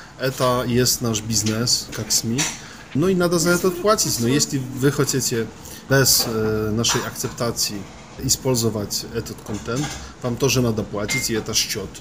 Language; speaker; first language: Russian; non-native, fluent; Polish